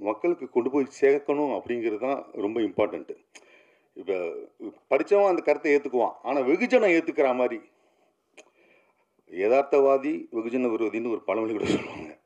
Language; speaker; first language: Tamil; native; Tamil